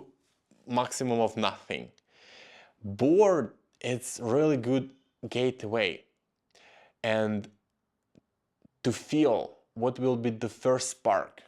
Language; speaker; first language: English; non-native, fluent; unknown